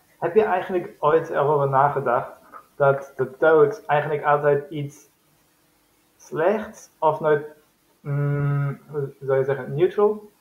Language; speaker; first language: Dutch; non-native, fluent; German